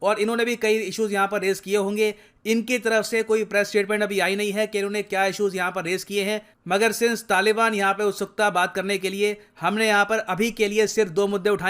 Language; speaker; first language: Hindi; native; Hindi